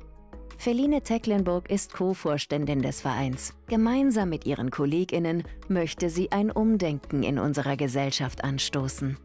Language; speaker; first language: German; native; German